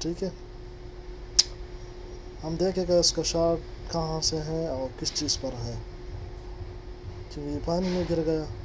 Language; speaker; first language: Hindi; non-native, local second language; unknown